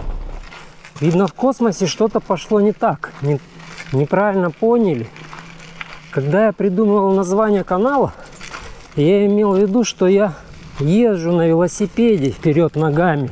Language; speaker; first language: Russian; native; Russian